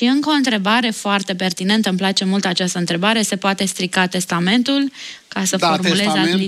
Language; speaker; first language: Romanian; native; Romanian